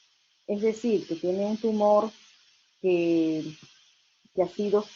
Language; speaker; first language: Spanish; native; Spanish